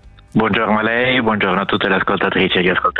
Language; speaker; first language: Italian; native; Italian